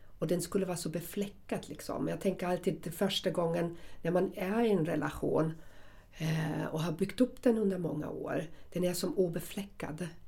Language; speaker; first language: Swedish; non-native, fluent; German